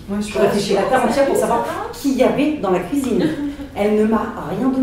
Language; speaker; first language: French; native; French